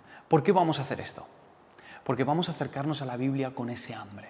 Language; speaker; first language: Spanish; native; Spanish